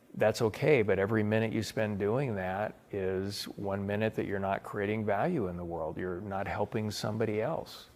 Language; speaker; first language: English; native; English